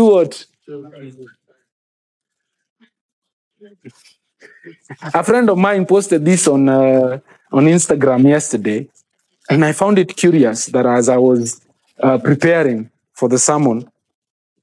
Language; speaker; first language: English; non-native, local second language; Kikuyu